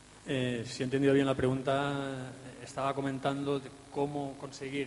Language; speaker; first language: Spanish; native; Spanish